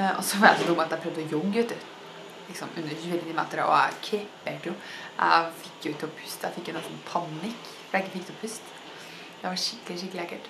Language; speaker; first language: Norwegian; native; Norwegian